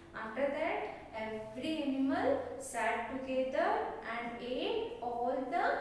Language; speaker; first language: English; non-native, local second language; Kannada